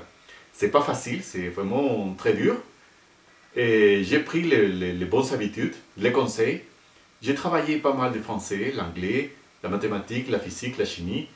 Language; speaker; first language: French; non-native, fluent; Spanish